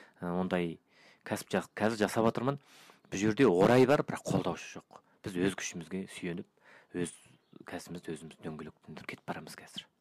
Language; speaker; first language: Kazakh; early bilingual, heritage; Kazakh